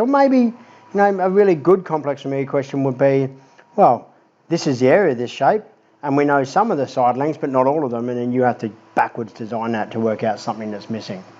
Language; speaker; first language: English; native; English